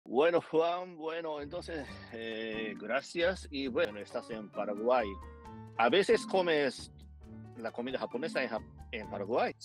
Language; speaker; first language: Spanish; non-native, fluent; Japanese